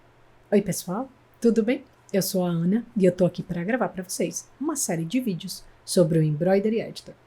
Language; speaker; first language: Portuguese; native; Portuguese